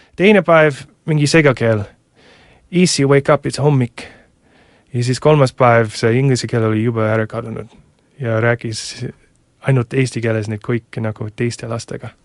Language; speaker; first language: Estonian; non-native, fluent; English